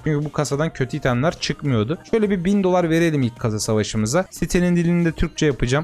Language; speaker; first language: Turkish; native; Turkish